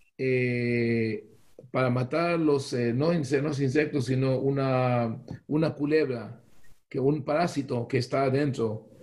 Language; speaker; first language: Spanish; non-native, fluent; Hebrew